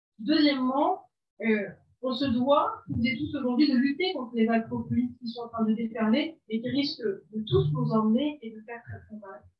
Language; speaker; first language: French; non-native, local second language; Arabic